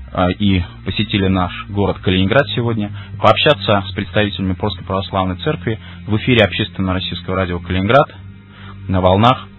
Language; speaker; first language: Russian; native; Russian